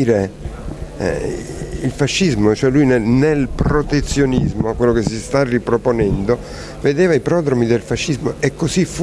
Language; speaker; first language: Italian; native; Italian